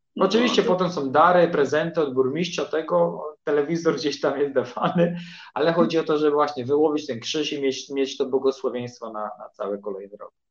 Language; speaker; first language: Polish; early bilingual, heritage; Polish